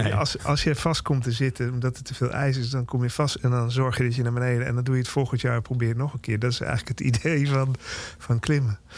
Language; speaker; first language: Dutch; native; Dutch